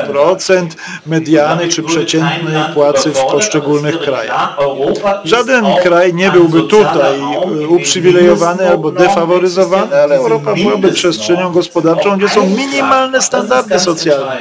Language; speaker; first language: Polish; native; Polish